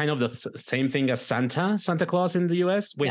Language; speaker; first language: English; non-native, fluent; Spanish